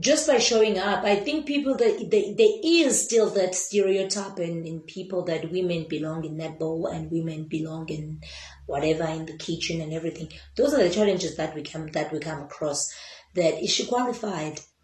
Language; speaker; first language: English; non-native, local second language; Xhosa